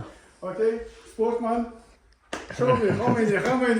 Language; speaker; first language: English; non-native, learner; Ingush